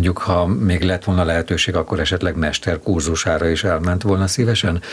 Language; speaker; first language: Hungarian; native; Hungarian